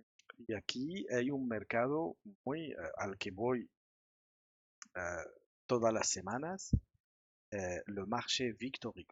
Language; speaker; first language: Spanish; non-native, fluent; French